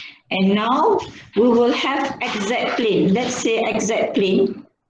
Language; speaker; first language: English; non-native, local second language; Malay